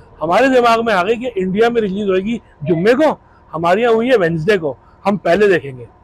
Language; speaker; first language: Urdu; native; Urdu